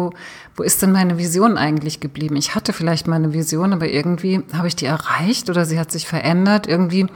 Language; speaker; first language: German; native; German